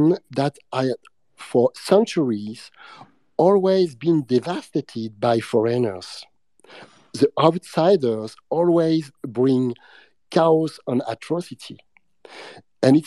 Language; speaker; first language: English; non-native, fluent; French